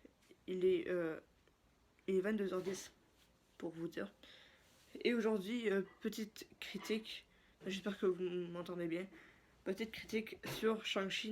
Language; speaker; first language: French; native; French